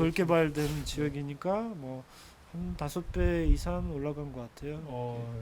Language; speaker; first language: Korean; non-native, fluent; Russian